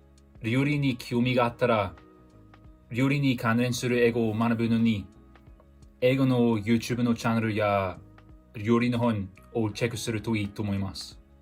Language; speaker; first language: Japanese; non-native, fluent; English